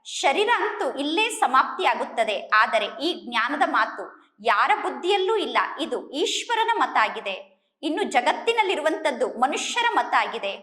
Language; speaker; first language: Kannada; native; Kannada